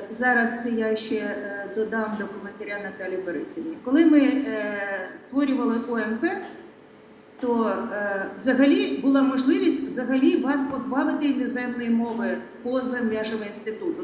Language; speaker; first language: Ukrainian; non-native, local second language; Russian